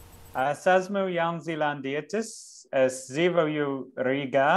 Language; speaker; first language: Latvian; non-native, learner; English